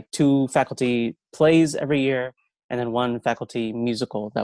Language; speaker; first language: English; native; English